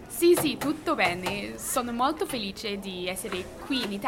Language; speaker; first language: Italian; non-native, learner; English